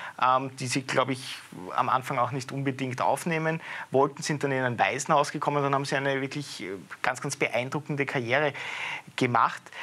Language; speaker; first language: German; native; German